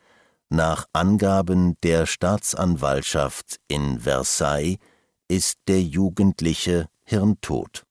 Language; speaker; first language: German; native; German